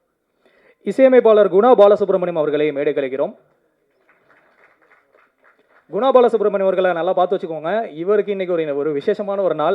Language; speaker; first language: Tamil; native; Tamil